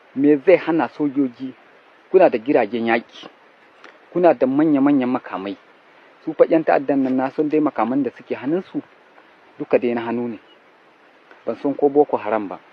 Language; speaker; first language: Hausa; non-native, local second language; Fula